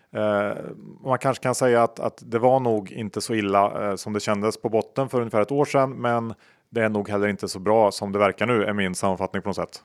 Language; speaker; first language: Swedish; native; Swedish